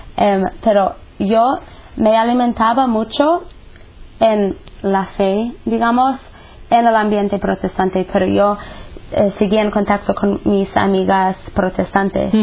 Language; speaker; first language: Spanish; non-native, fluent; English